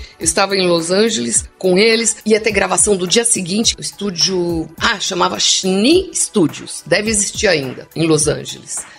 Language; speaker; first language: Portuguese; non-native, local second language; English